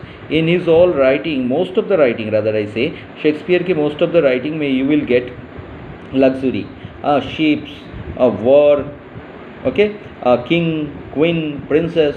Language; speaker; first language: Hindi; native; Hindi